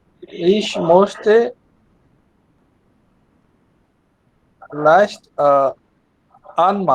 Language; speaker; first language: German; non-native, learner; Urdu